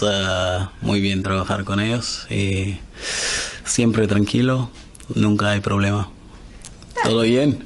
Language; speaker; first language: Spanish; non-native, learner; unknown